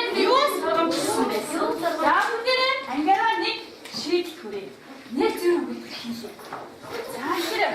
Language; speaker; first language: Mongolian; native; Mongolian